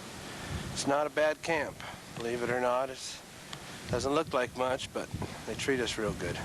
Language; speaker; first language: English; native; English